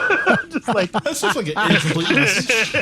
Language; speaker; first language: English; native; English